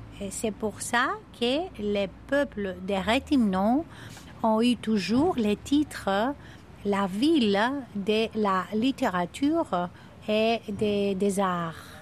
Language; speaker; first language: French; non-native, fluent; Greek